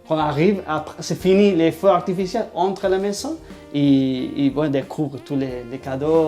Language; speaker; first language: French; non-native, learner; Spanish